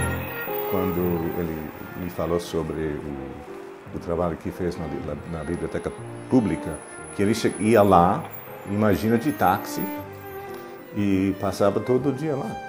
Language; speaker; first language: Portuguese; non-native, fluent; English